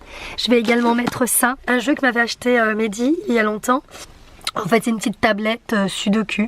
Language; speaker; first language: French; native; French